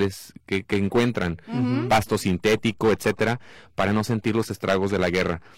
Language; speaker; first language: Spanish; native; Spanish